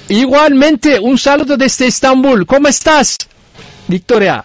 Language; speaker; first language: Spanish; non-native, fluent; Turkish